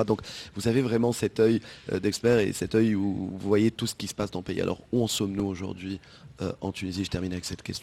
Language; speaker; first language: French; non-native, local second language; Arabic